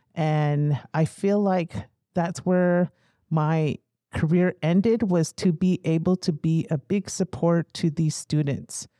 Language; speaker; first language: English; native; English